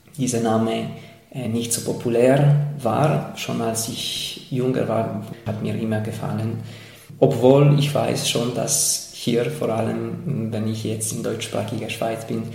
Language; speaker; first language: German; non-native, fluent; Polish